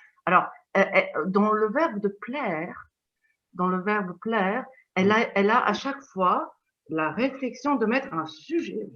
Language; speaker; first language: French; non-native, fluent; Turkish